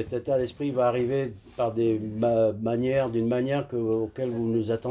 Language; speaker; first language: French; native; French